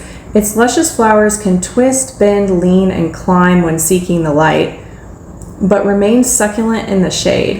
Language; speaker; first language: English; native; English